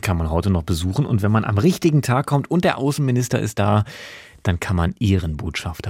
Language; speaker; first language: German; native; German